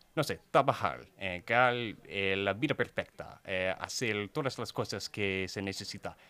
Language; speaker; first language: Spanish; non-native, learner; English